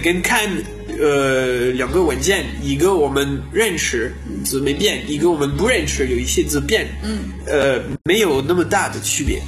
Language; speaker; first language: Chinese; non-native, learner; French